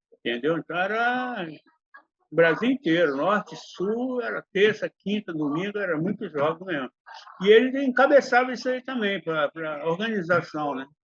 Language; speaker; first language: Portuguese; native; Portuguese